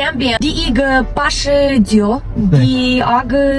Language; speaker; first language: Chinese; non-native, learner; Russian